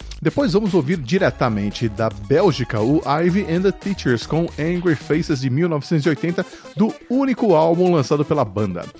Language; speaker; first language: Portuguese; native; Portuguese